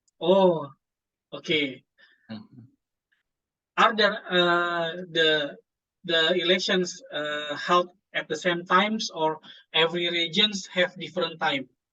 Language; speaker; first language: English; non-native, fluent; Indonesian